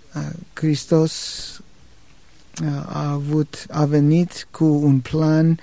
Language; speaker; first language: Romanian; non-native, learner; English